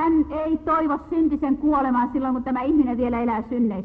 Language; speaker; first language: Finnish; native; Finnish